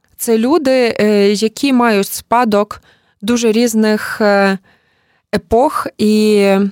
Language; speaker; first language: Ukrainian; native; Ukrainian